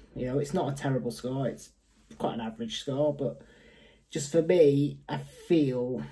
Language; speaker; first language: English; native; English